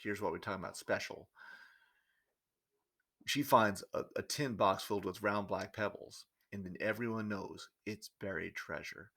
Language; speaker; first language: English; native; English